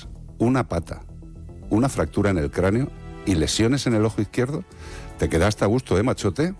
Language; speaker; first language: Spanish; native; Spanish